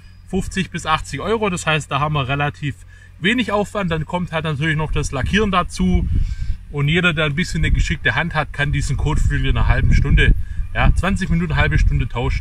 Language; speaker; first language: German; native; German